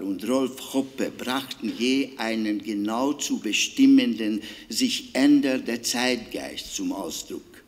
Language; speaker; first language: German; non-native, fluent; Hungarian